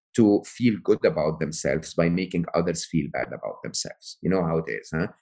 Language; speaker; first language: English; non-native, fluent; Arabic